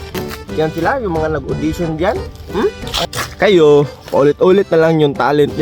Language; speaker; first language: Filipino; non-native, local second language; Cebuano